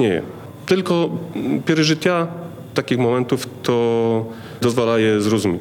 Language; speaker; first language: Polish; non-native, learner; Ukrainian